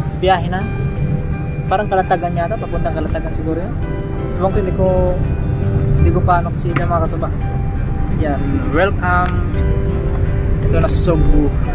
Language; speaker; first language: Filipino; non-native, local second language; Cebuano